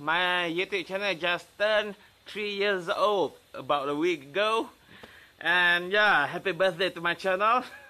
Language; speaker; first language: English; non-native, local second language; Malay